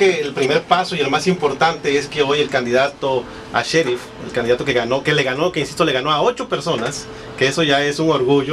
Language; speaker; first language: Spanish; native; Spanish